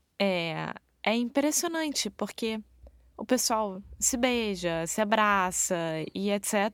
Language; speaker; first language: Portuguese; native; Portuguese